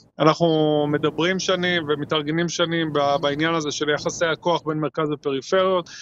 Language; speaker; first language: Hebrew; native; Hebrew